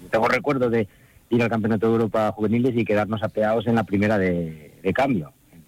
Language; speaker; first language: Spanish; native; Spanish